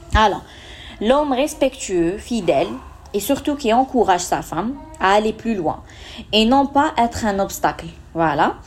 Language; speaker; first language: French; non-native, local second language; Arabic